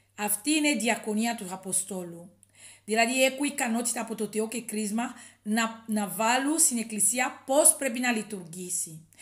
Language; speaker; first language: Greek; non-native, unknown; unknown